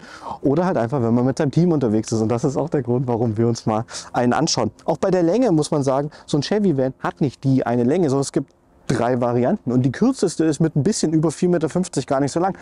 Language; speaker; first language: German; native; German